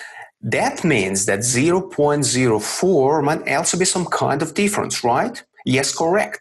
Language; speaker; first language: English; non-native, fluent; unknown